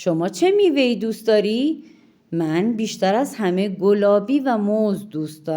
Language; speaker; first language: Persian; non-native, fluent; Urdu